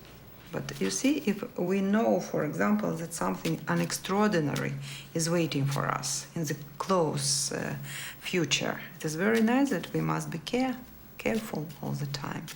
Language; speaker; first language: English; non-native, learner; Russian